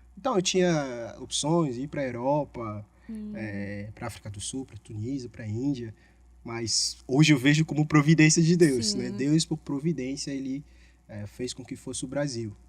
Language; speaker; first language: Portuguese; non-native, fluent; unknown